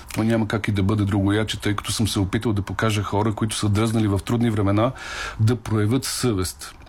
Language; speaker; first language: Bulgarian; native; Bulgarian